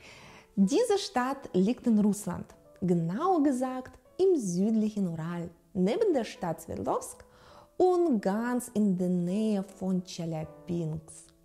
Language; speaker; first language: German; non-native, fluent; Russian